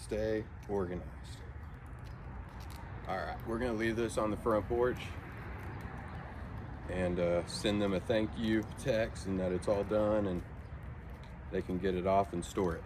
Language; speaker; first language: English; native; English